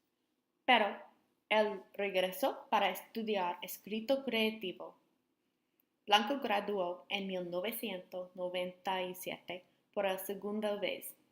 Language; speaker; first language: Spanish; non-native, learner; English